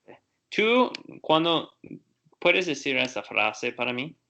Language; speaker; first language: Spanish; non-native, learner; Portuguese